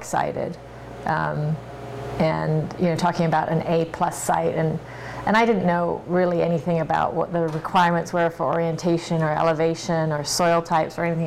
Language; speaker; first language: English; native; English